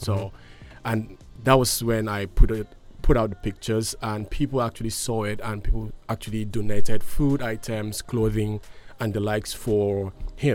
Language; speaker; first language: English; non-native, local second language; Ibibio